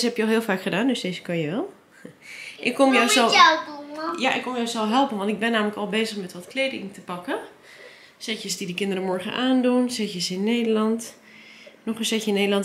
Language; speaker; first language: Dutch; native; Dutch